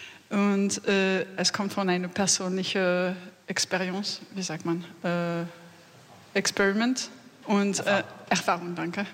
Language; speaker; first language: German; non-native, fluent; French